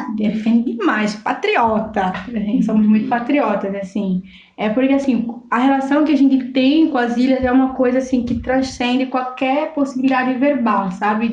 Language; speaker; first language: Portuguese; non-native, local second language; Kabuverdianu